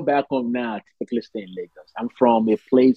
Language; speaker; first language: English; non-native, local second language; Yoruba